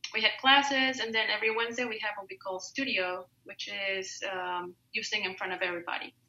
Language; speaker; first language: English; non-native, fluent; Spanish